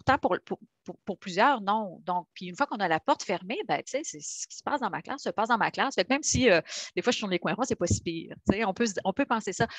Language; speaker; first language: French; native; French